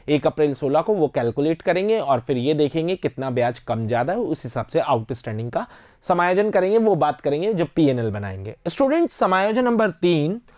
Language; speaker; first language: Hindi; native; Hindi